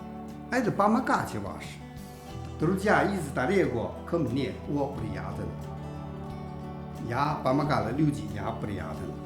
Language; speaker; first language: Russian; non-native, learner; Chinese